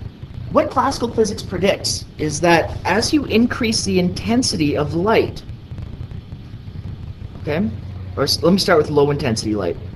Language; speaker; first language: English; native; English